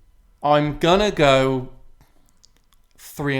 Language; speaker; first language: English; native; English